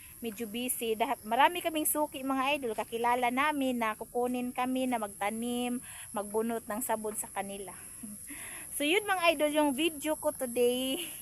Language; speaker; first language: Filipino; non-native, local second language; Cebuano